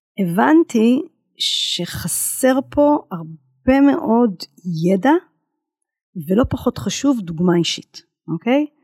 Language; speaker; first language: Hebrew; native; Hebrew